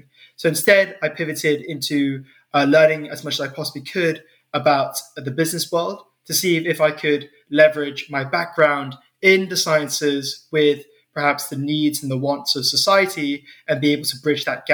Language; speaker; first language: English; non-native, local second language; Cantonese